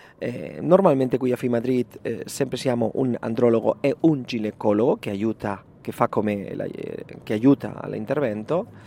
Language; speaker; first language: Italian; non-native, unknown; Spanish